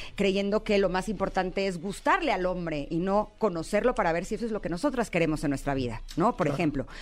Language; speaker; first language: Spanish; native; Spanish